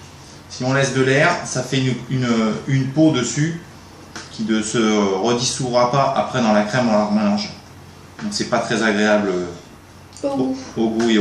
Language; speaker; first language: French; native; French